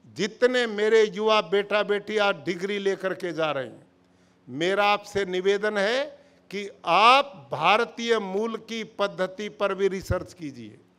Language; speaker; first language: Hindi; native; Hindi